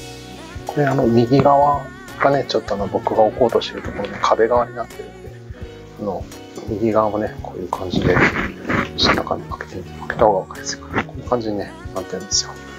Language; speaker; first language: Japanese; native; Japanese